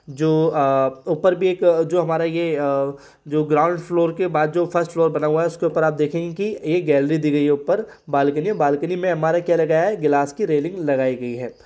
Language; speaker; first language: Hindi; native; Hindi